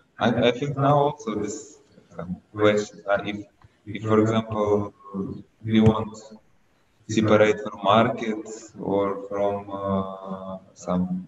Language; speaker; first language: English; non-native, learner; Russian